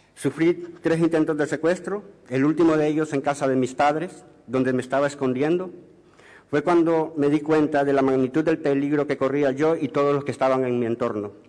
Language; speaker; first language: Spanish; native; Spanish